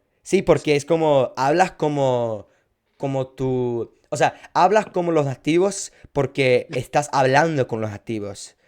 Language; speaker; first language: Spanish; non-native, fluent; English